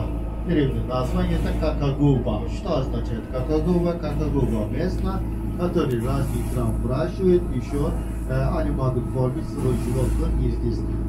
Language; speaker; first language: Russian; non-native, learner; Turkish